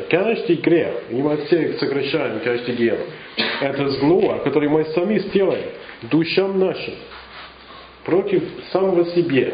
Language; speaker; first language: Russian; non-native, learner; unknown